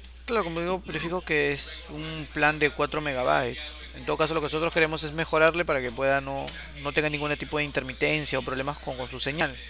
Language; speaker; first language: Spanish; native; Spanish